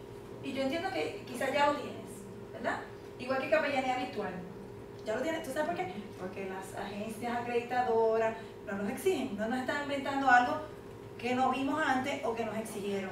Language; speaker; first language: Spanish; native; Spanish